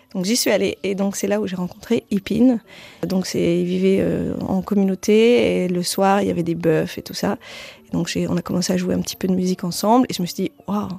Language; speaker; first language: French; native; French